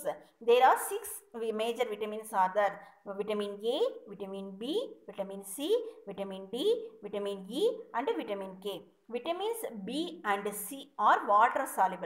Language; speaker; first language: English; non-native, local second language; Tamil